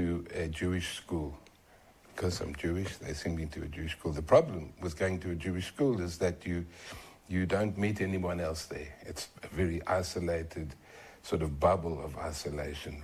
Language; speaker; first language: English; native; English